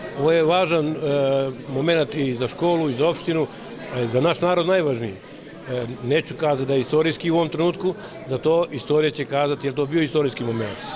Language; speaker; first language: Bosnian; native; Bosnian